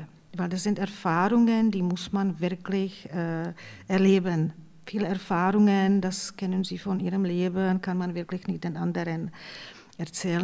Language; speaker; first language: German; non-native, fluent; Czech